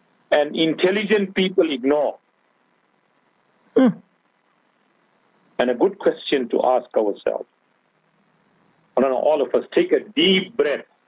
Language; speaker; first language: English; native; English